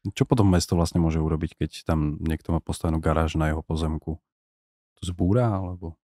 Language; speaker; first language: Slovak; native; Slovak